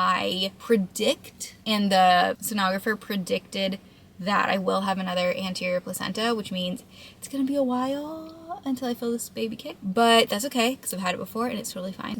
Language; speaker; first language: English; native; English